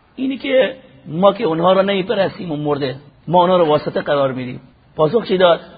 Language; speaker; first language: Persian; native; Persian